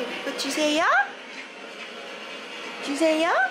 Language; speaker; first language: Korean; early bilingual, heritage; Korean